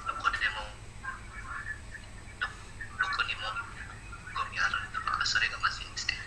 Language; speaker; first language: Japanese; non-native, learner; Indonesian